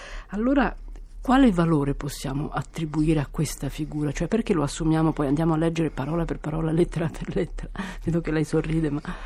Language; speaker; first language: Italian; native; Italian